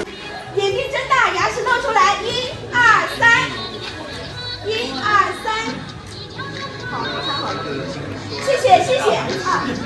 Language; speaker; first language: Chinese; native; Chinese